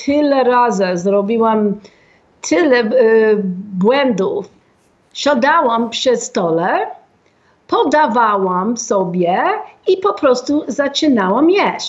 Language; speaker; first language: Polish; non-native, fluent; English